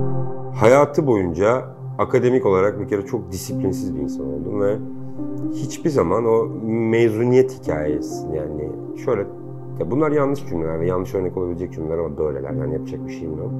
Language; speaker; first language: Turkish; native; Turkish